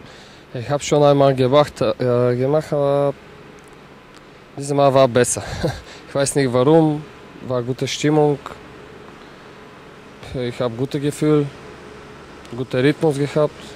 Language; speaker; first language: German; non-native, learner; Bulgarian